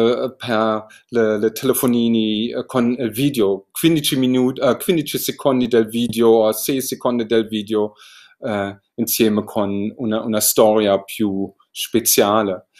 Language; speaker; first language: Italian; non-native, learner; German